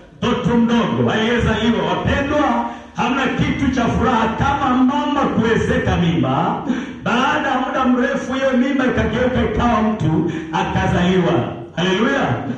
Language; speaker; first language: Swahili; non-native, local second language; Luyia